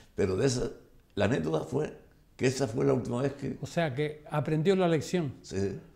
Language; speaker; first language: Spanish; native; Spanish